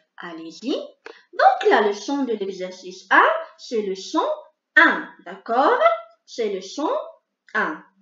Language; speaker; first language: French; non-native, local second language; Arabic